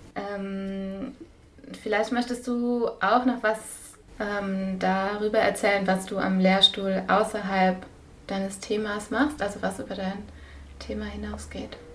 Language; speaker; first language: German; native; German